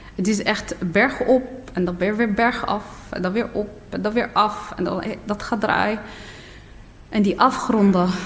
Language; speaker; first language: Dutch; early bilingual, other home language; Riffian